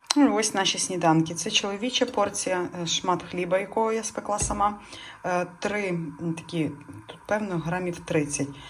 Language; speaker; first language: Ukrainian; non-native, local second language; Russian